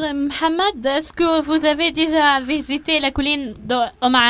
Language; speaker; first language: French; non-native, learner; Arabic